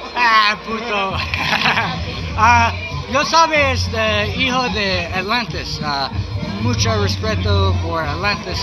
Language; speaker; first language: Spanish; non-native, learner; English